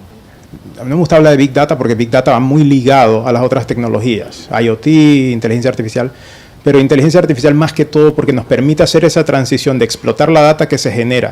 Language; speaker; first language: Spanish; native; Spanish